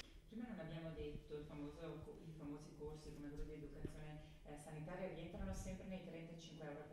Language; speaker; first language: Italian; native; Italian